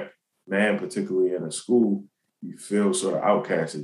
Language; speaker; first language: English; native; English